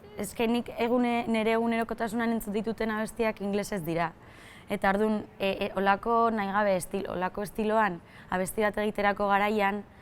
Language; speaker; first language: Basque; native; Basque